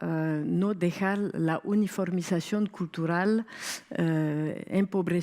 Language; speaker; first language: Spanish; non-native, fluent; French